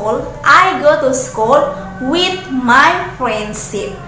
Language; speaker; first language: English; non-native, learner; Indonesian